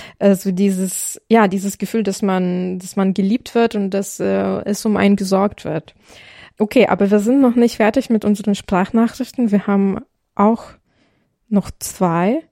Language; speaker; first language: German; non-native, fluent; Ukrainian